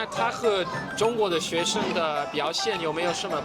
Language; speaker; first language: Chinese; non-native, fluent; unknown